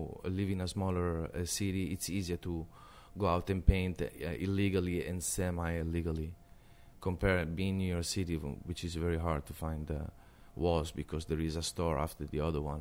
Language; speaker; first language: English; non-native, fluent; Italian